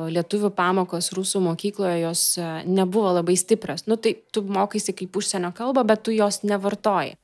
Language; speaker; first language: Lithuanian; non-native, local second language; Russian